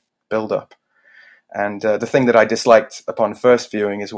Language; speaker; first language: English; native; English